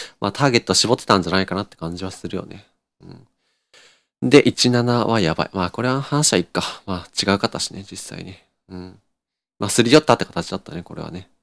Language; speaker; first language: Japanese; native; Japanese